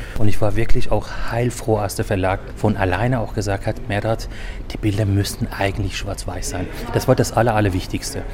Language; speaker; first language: German; early bilingual, other home language; Persian